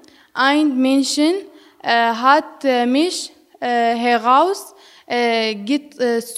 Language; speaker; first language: German; non-native, learner; Arabic